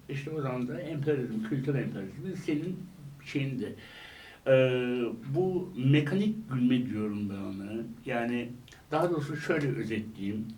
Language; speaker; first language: Turkish; native; Turkish